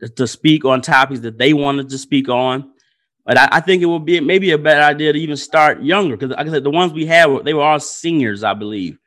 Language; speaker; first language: English; native; English